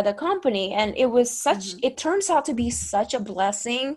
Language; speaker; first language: English; non-native, fluent; Indonesian